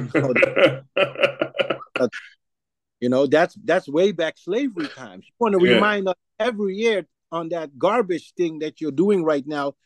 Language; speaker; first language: English; non-native, fluent; Dutch